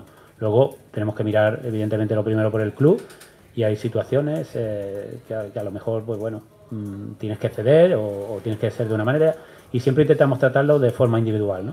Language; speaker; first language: Spanish; native; Spanish